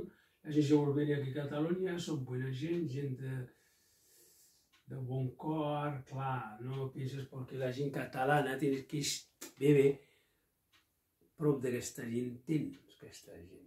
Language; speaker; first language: Catalan; non-native, local second language; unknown